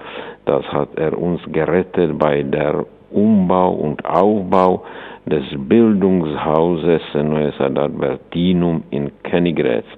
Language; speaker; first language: German; non-native, fluent; Czech